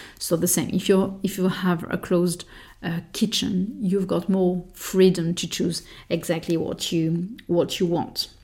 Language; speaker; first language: English; non-native, fluent; French